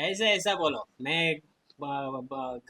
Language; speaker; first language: Hindi; non-native, local second language; Kannada